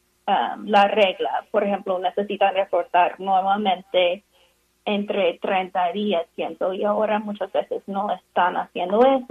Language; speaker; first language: Spanish; non-native, fluent; English